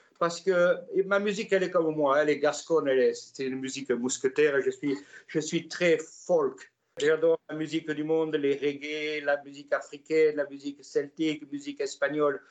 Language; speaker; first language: French; native; French